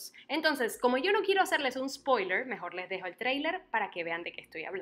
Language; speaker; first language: Spanish; native; Spanish